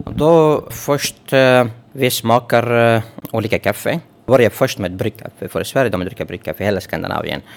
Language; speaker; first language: Swedish; non-native, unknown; Arabic